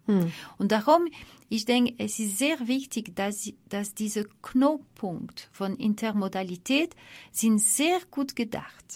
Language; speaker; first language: German; non-native, fluent; French